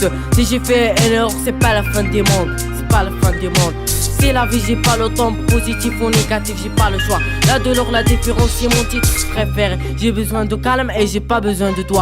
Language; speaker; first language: French; non-native, learner; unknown